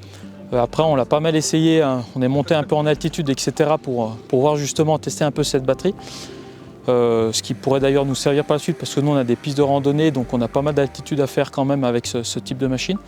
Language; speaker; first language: French; native; French